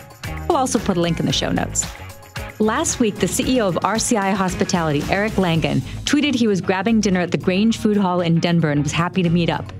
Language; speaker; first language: English; native; English